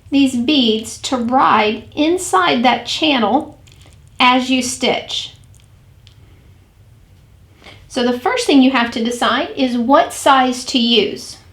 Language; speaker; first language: English; native; English